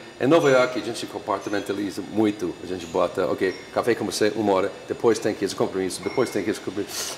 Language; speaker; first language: Portuguese; non-native, fluent; English